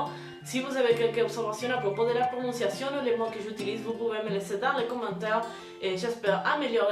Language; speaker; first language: French; non-native, fluent; Spanish